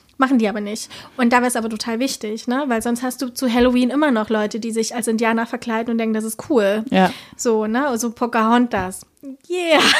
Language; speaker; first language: German; early bilingual, other home language; Spanish